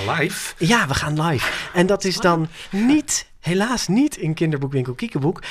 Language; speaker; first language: Dutch; native; Dutch